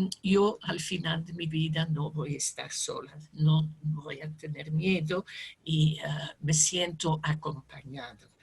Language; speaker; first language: Spanish; non-native, fluent; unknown